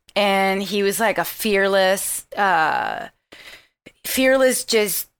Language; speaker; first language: English; non-native, fluent; Spanish